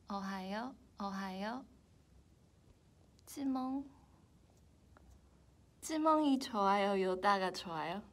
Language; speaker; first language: Korean; non-native, fluent; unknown